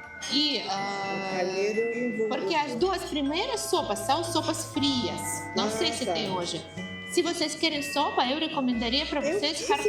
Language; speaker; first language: Portuguese; non-native, fluent; Russian